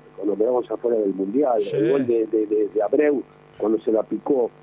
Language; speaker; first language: Spanish; native; Spanish